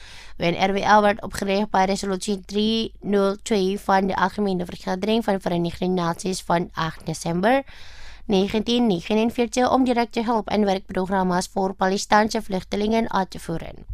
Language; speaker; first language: Dutch; non-native, learner; Indonesian